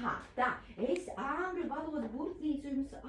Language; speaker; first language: Latvian; non-native, local second language; Russian